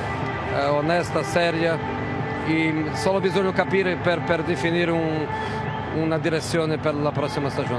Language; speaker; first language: Italian; non-native, fluent; Portuguese